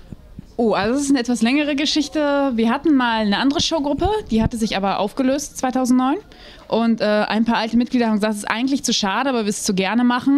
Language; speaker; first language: German; native; German